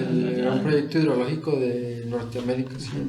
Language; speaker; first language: Spanish; native; Spanish